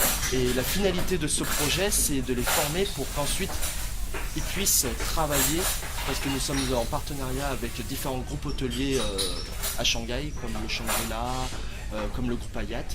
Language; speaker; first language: French; native; French